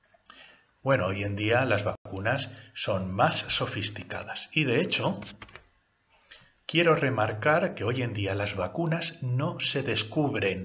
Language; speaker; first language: Spanish; native; Spanish